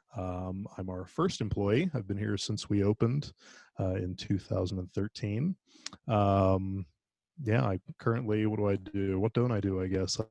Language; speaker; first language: English; native; English